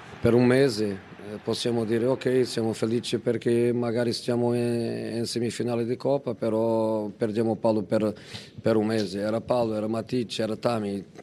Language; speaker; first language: Italian; non-native, fluent; Portuguese